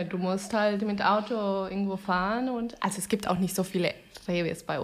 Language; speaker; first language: German; non-native, fluent; Spanish